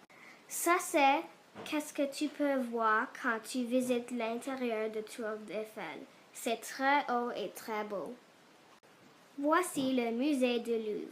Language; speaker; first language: French; non-native, learner; English